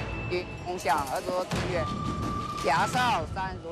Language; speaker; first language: Chinese; native; Chinese